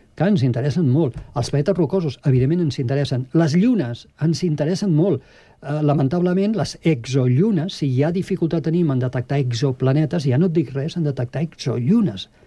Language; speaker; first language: Catalan; native; Catalan